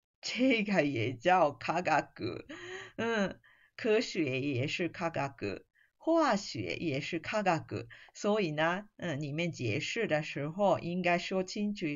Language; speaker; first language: Chinese; non-native, fluent; Japanese